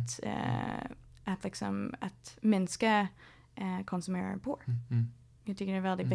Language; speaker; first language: Swedish; non-native, fluent; English